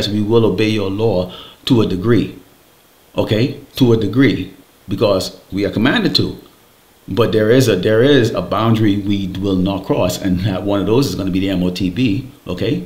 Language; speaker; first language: English; native; English